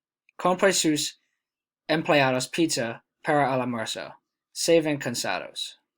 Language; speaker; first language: Spanish; non-native, learner; English